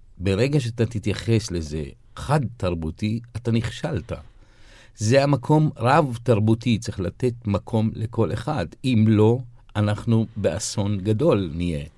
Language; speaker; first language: Hebrew; non-native, local second language; Arabic